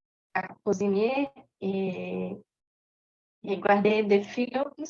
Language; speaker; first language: French; non-native, learner; Portuguese